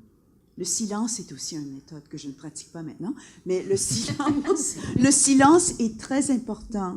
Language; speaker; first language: French; non-native, local second language; English